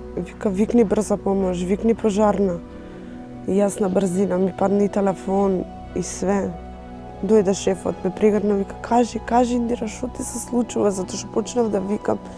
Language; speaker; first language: Macedonian; non-native, local second language; Romany